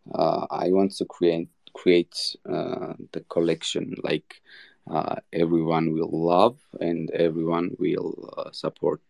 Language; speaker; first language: English; non-native, learner; Georgian